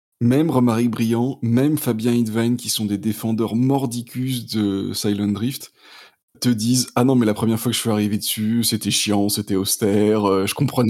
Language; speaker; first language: French; native; French